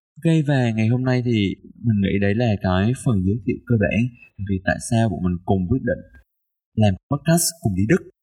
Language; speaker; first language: Vietnamese; native; Vietnamese